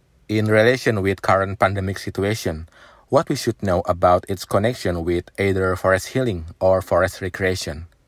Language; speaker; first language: English; non-native, fluent; Indonesian